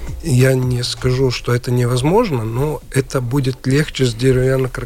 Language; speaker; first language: Russian; non-native, local second language; Latvian